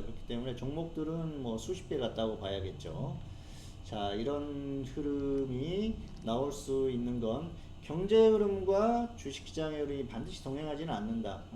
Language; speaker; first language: Korean; native; Korean